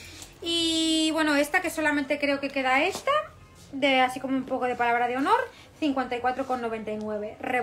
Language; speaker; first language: Spanish; native; Spanish